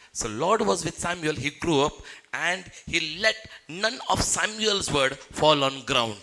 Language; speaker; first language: English; non-native, local second language; Marathi